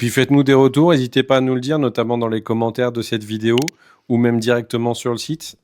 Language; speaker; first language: French; native; French